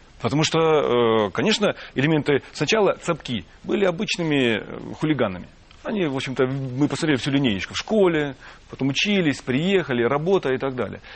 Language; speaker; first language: Russian; native; Russian